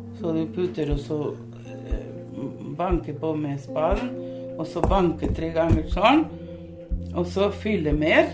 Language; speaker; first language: Norwegian; early bilingual, other home language; Spanish